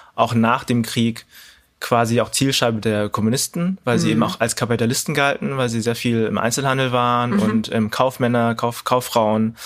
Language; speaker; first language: German; early bilingual, other home language; Cantonese